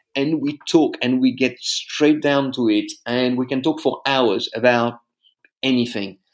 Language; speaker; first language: English; non-native, fluent; French